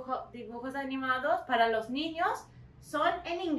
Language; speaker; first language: Spanish; non-native, learner; Turkish